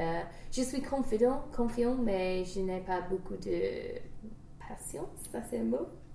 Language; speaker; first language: French; non-native, learner; English